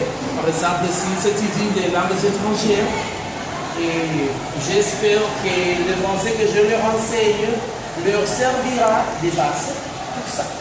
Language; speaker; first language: French; non-native, fluent; Spanish